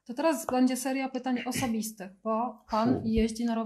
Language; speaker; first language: Polish; native; Polish